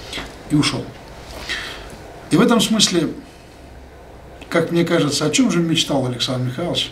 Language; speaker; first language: Russian; native; Russian